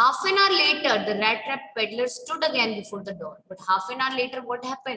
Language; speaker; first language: English; non-native, local second language; Hindi